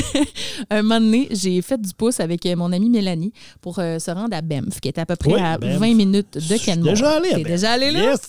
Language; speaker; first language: French; native; French